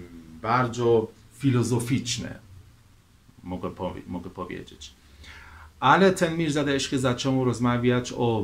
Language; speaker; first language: Polish; non-native, fluent; Persian